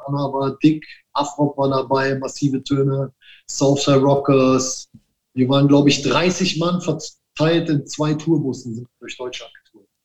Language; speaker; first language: German; early bilingual, other home language; Italian